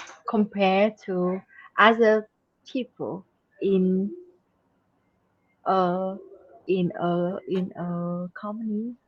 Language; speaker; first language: English; non-native, learner; Vietnamese